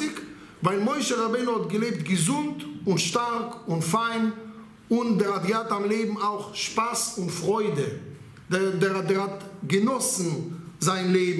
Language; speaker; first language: German; non-native, learner; Hebrew